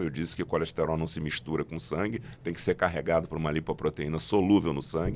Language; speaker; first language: Portuguese; native; Portuguese